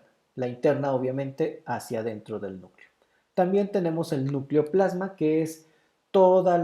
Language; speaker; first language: Spanish; native; Spanish